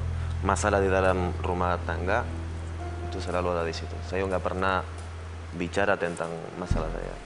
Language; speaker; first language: Indonesian; non-native, learner; Spanish